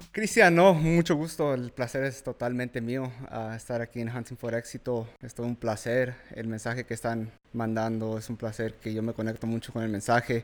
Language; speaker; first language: Spanish; early bilingual, heritage; Spanish